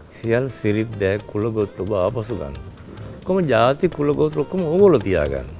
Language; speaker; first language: Sinhala; native; Sinhala